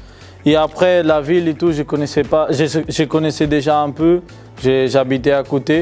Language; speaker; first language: French; non-native, fluent; Portuguese